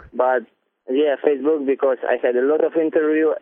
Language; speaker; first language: English; non-native, learner; Ukrainian